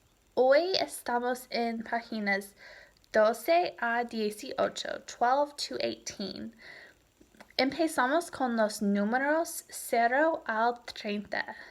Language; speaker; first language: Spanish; non-native, fluent; English